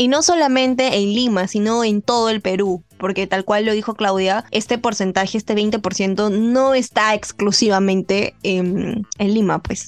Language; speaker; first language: Spanish; native; Spanish